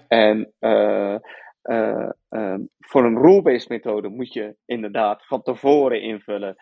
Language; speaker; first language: Dutch; early bilingual, other home language; Persian